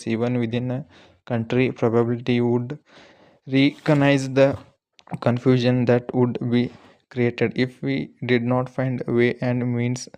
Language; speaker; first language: English; non-native, local second language; Kannada